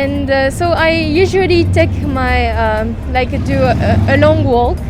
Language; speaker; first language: English; non-native, fluent; French